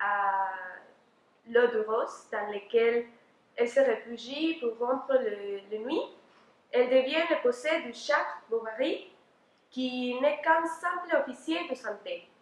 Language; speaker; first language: French; non-native, learner; Spanish